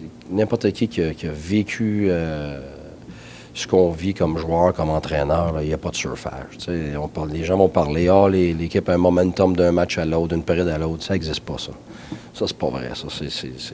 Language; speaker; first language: French; native; French